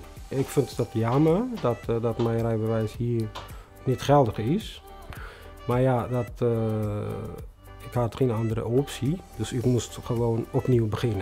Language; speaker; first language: Dutch; non-native, fluent; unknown